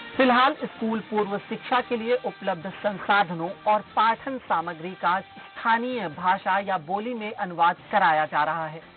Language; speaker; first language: Hindi; native; Hindi